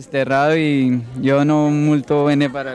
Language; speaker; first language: Italian; non-native, learner; Spanish